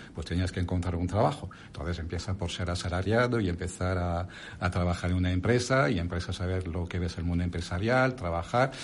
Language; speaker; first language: Spanish; non-native, fluent; French